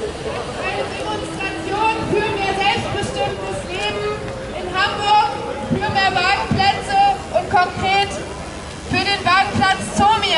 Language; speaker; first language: German; native; German